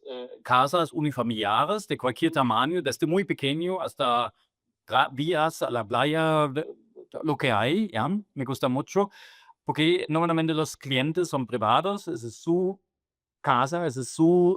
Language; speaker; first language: Spanish; non-native, fluent; German